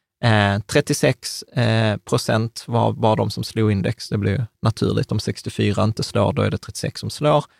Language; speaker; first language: Swedish; native; Swedish